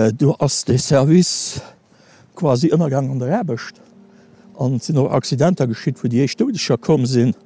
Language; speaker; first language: Luxembourgish; native; Luxembourgish